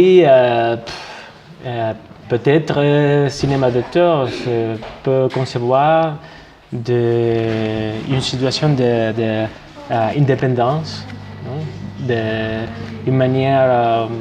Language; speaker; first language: French; non-native, fluent; Spanish